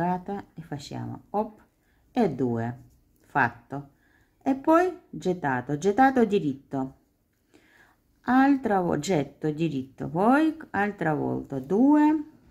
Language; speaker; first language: Italian; non-native, learner; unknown